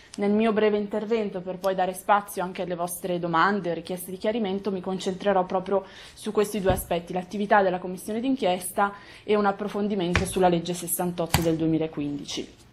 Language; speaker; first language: Italian; native; Italian